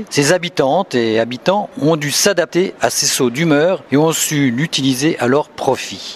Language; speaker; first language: French; native; French